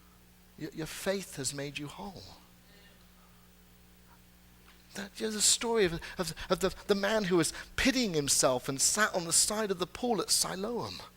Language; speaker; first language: English; native; English